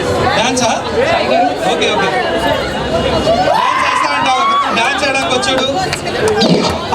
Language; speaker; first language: Telugu; native; Telugu